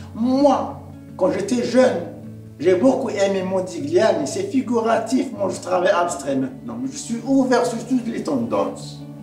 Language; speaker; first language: French; non-native, local second language; Arabic